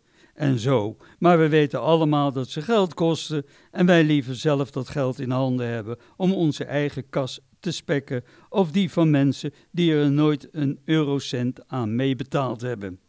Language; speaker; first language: Dutch; native; Dutch